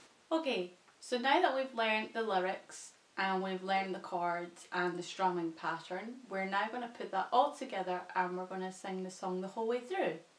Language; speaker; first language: English; native; English